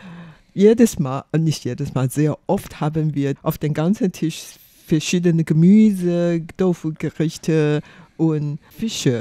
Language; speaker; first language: German; non-native, fluent; Chinese